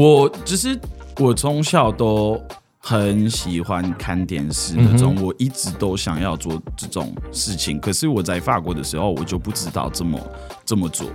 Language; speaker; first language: Chinese; non-native, fluent; French